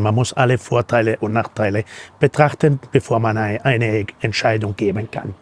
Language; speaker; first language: German; non-native, fluent; Spanish